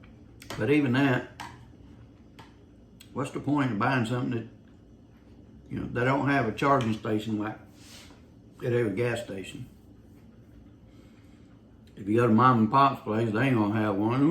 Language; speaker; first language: English; native; English